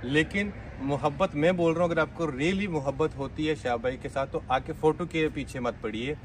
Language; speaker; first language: Hindi; native; Hindi